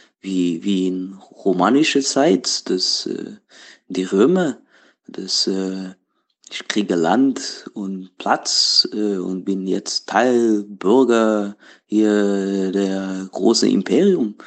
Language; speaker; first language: German; non-native, learner; Portuguese